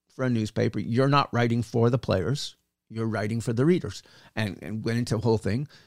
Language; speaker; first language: English; native; English